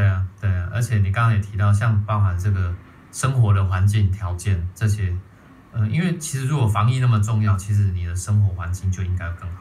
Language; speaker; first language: Chinese; native; Chinese